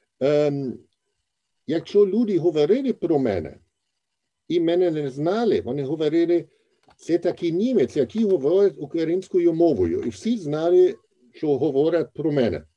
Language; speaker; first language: Ukrainian; non-native, fluent; German